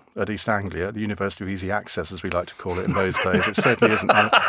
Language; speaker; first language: English; native; English